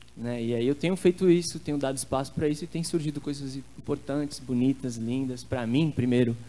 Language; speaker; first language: Portuguese; native; Portuguese